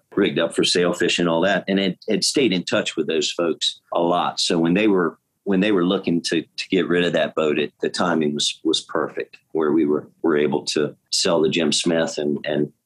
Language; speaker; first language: English; native; English